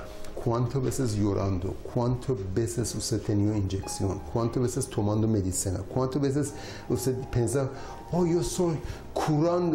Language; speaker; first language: Spanish; non-native, learner; Persian